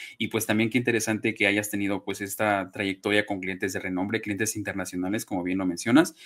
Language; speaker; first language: Spanish; native; Spanish